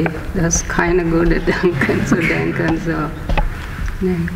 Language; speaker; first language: German; non-native, learner; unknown